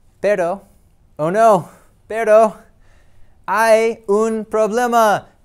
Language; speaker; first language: Spanish; non-native, fluent; English